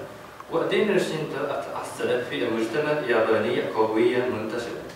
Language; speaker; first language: Arabic; non-native, learner; Japanese